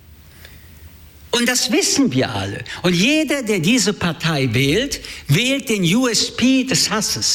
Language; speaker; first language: German; early bilingual, other home language; French